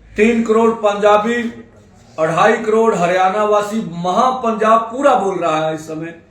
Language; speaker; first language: Hindi; non-native, local second language; Punjabi